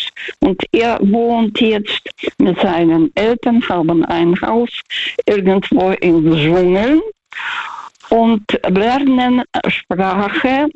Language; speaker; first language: German; non-native, learner; Russian